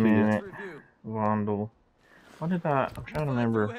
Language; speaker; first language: English; native; English